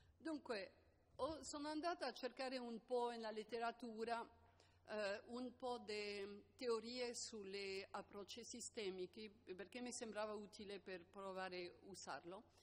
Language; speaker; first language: Italian; non-native, fluent; French